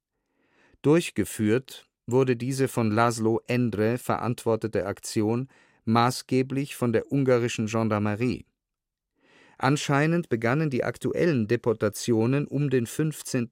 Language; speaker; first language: German; native; German